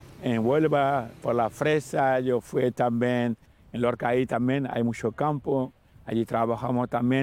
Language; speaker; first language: Spanish; non-native, learner; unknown